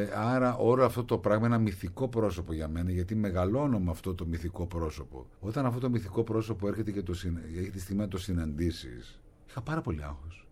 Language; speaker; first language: Greek; native; Greek